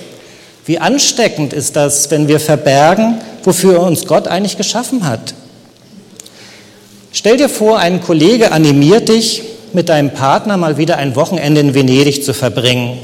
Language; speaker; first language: German; native; German